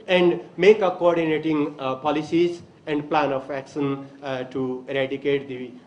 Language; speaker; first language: English; non-native, local second language; Nepali